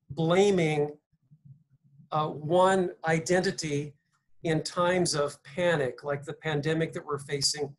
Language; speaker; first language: English; native; English